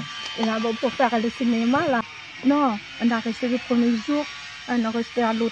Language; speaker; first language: French; non-native, local second language; Javanese